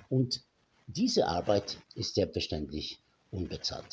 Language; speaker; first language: German; non-native, fluent; Arabic